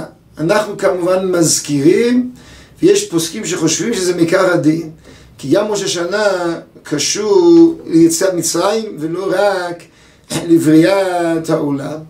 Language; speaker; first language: Hebrew; native; Hebrew